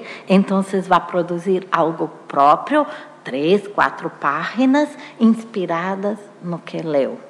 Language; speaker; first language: Spanish; non-native, fluent; Portuguese